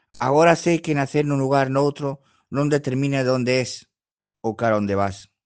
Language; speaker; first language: Galician; early bilingual, other home language; Spanish